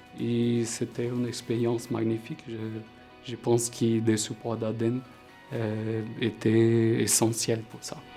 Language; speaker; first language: French; non-native, fluent; Portuguese